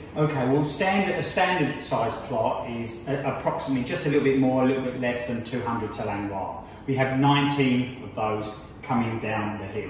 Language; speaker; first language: English; native; English